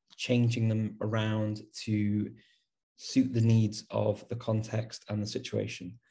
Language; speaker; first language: English; native; English